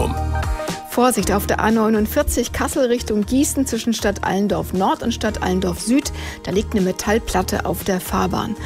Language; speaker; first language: German; native; German